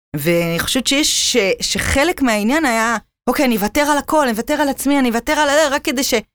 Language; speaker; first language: Hebrew; native; Hebrew